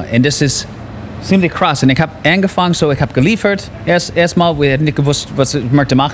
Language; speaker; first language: German; non-native, learner; English